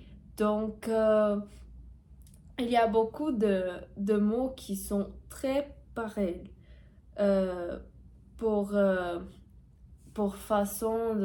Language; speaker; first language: French; non-native, learner; Portuguese